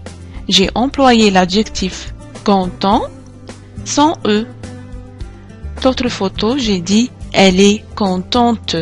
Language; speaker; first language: French; non-native, fluent; Arabic